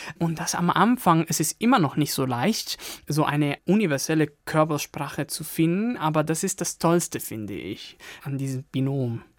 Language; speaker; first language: German; non-native, fluent; Italian